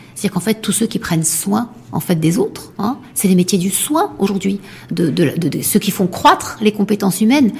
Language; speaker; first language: French; non-native, local second language; Arabic